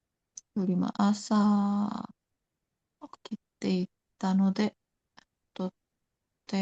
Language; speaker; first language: Japanese; non-native, learner; Indonesian